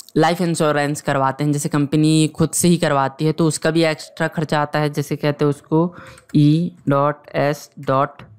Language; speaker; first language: Hindi; native; Hindi